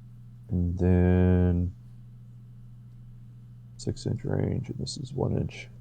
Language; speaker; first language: English; native; English